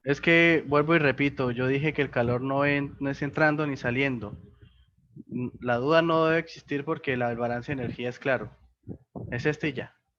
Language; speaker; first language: Spanish; native; Spanish